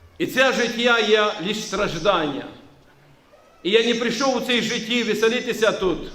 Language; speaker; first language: Ukrainian; non-native, local second language; Romanian